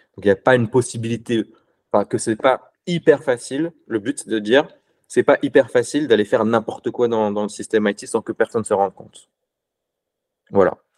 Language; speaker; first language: French; non-native, local second language; Arabic